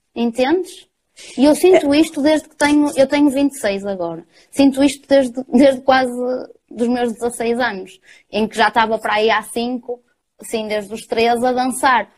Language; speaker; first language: Portuguese; native; Portuguese